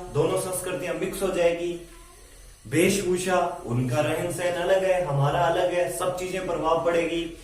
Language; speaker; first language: Hindi; native; Hindi